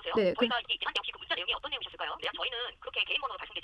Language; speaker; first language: Korean; native; Korean